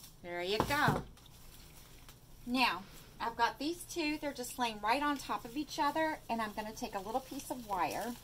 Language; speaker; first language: English; native; English